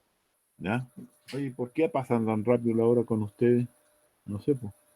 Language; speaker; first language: Spanish; native; Spanish